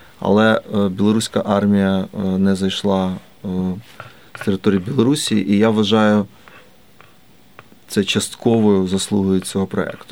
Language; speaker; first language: Ukrainian; native; Ukrainian